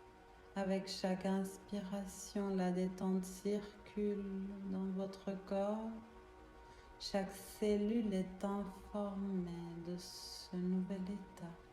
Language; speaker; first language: French; native; French